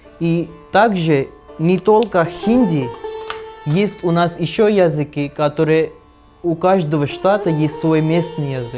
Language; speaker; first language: Russian; non-native, learner; Hindi